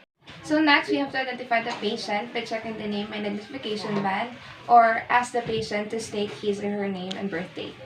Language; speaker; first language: English; non-native, local second language; Filipino